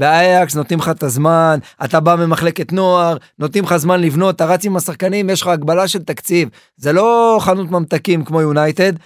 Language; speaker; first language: Hebrew; native; Hebrew